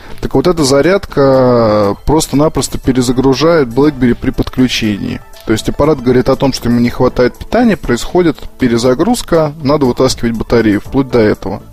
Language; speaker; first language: Russian; native; Russian